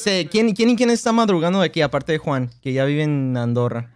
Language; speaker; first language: Spanish; native; Spanish